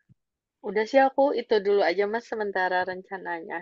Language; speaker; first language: Indonesian; native; Indonesian